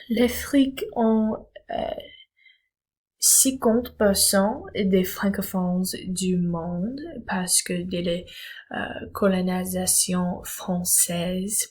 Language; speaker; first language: French; non-native, learner; English